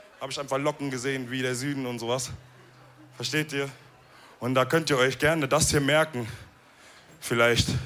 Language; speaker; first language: German; early bilingual, other home language; Wolof